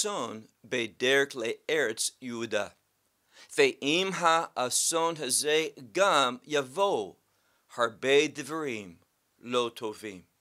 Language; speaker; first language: Hebrew; non-native, fluent; English